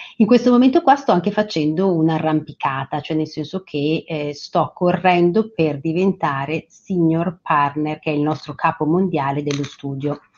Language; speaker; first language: Italian; native; Italian